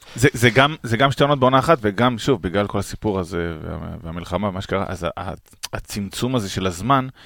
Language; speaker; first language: Hebrew; native; Hebrew